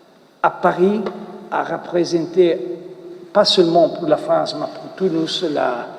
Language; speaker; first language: French; non-native, fluent; Italian